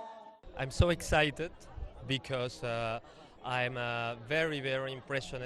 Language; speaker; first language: English; non-native, learner; French